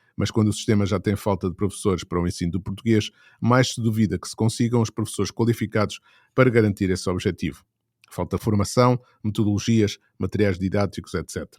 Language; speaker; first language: Portuguese; native; Portuguese